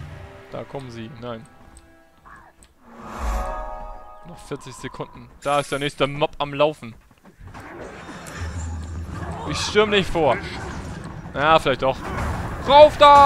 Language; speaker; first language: German; native; German